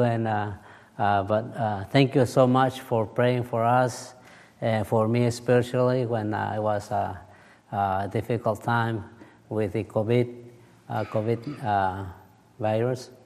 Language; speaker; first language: English; non-native, learner; Spanish